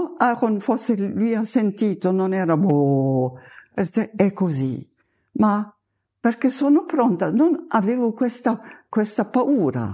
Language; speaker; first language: Italian; non-native, fluent; German